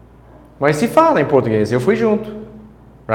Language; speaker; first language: Portuguese; non-native, fluent; English